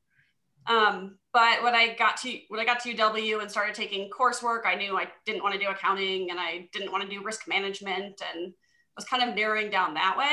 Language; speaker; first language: English; native; English